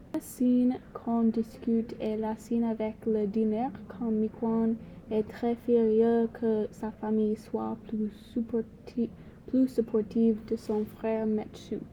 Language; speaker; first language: French; non-native, learner; English